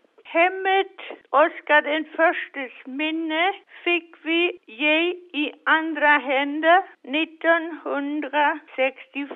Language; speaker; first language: Swedish; non-native, fluent; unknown